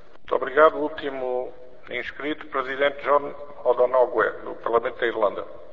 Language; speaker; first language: Portuguese; native; Portuguese